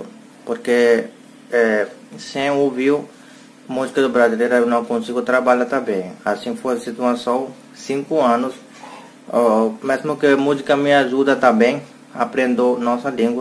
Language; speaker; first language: Portuguese; non-native, learner; Hindi